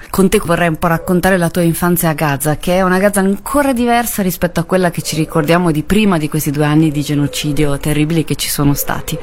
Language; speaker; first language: Italian; native; Italian